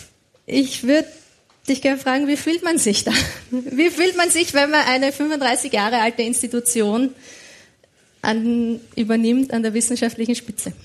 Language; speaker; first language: German; native; German